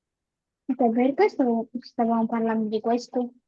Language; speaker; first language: Italian; early bilingual, other home language; Bangla